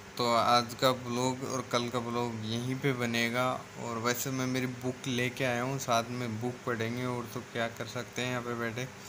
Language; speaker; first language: Hindi; native; Hindi